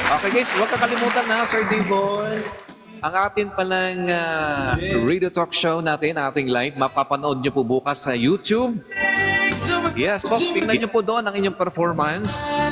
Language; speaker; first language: Filipino; native; Filipino